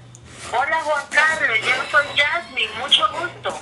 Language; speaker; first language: Spanish; native; Spanish